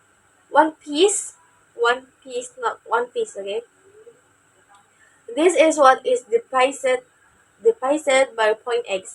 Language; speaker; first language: English; non-native, learner; Indonesian